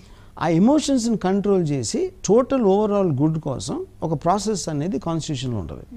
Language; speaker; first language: Telugu; native; Telugu